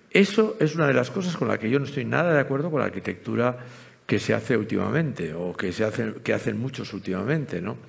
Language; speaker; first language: Spanish; native; Spanish